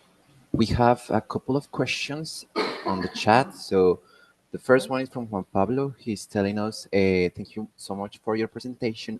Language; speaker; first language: English; non-native, fluent; Spanish